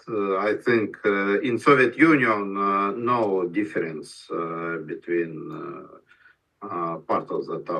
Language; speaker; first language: English; non-native, learner; Russian